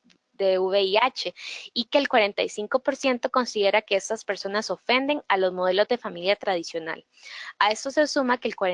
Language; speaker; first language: Spanish; native; Spanish